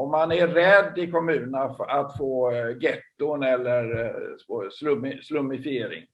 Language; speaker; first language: Swedish; native; Swedish